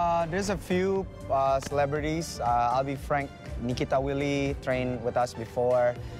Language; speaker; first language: English; non-native, fluent; Indonesian